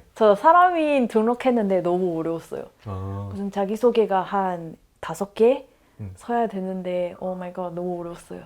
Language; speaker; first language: Korean; non-native, fluent; Malay